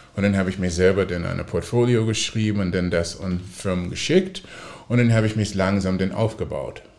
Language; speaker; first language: German; non-native, fluent; English